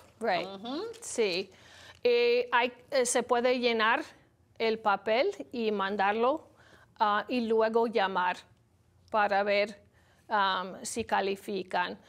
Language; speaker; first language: Spanish; non-native, learner; English